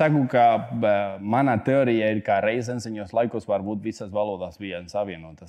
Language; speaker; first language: Latvian; non-native, fluent; Spanish